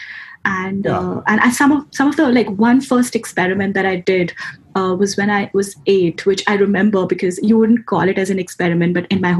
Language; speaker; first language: English; non-native, local second language; Hindi